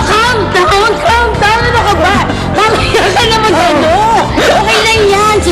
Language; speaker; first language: Filipino; native; Filipino